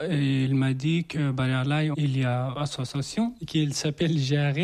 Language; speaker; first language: French; non-native, learner; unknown